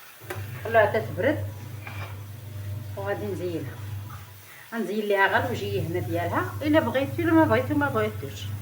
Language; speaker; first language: Arabic; native; Arabic